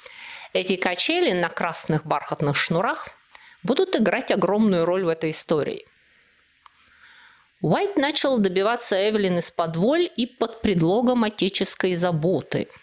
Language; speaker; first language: Russian; native; Russian